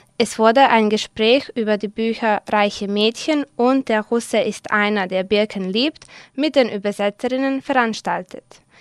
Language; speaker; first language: German; non-native, fluent; Serbian